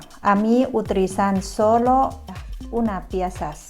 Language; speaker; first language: Spanish; non-native, learner; Thai